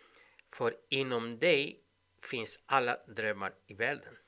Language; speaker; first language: Swedish; non-native, fluent; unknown